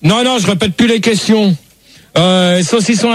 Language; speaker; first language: French; native; French